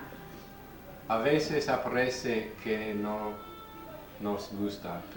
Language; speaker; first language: Spanish; non-native, learner; English